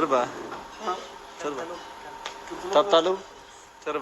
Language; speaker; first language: Arabic; non-native, learner; Tajik